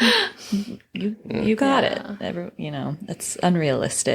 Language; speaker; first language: English; native; English